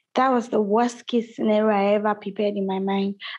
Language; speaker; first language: English; non-native, local second language; Yoruba